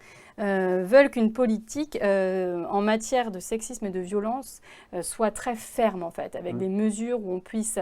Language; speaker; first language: French; native; French